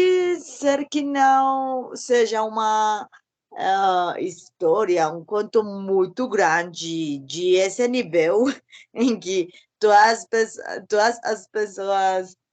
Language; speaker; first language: Portuguese; non-native, learner; Spanish